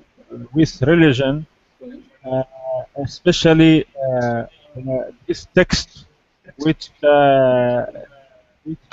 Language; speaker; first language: English; non-native, learner; Arabic